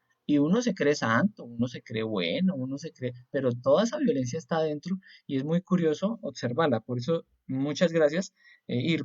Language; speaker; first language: Spanish; native; Spanish